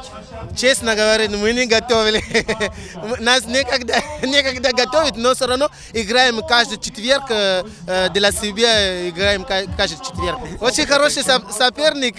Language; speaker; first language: Russian; non-native, learner; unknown